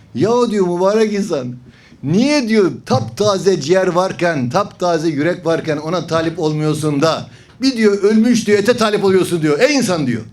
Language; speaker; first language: Turkish; native; Turkish